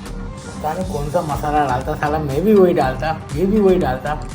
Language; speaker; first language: Hindi; native; Hindi